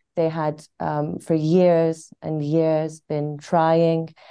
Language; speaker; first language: English; non-native, fluent; Persian